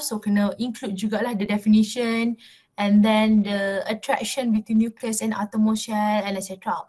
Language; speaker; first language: English; non-native, local second language; Malay